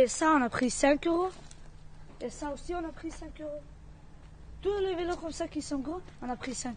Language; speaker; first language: French; non-native, learner; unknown